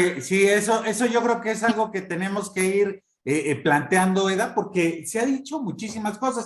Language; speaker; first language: Spanish; native; Spanish